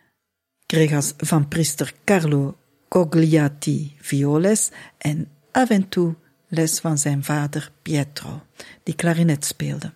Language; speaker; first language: Dutch; native; Dutch